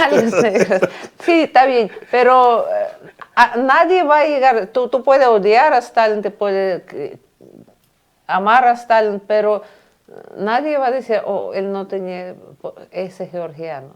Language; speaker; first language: Spanish; non-native, fluent; Russian